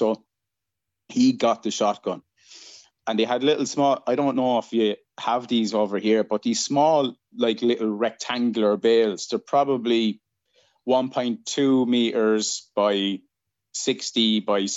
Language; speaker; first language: English; native; English